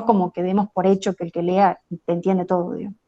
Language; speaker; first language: Spanish; native; Spanish